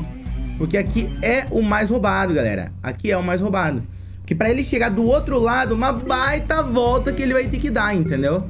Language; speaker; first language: Portuguese; native; Portuguese